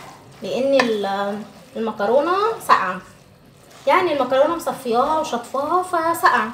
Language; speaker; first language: Arabic; native; Arabic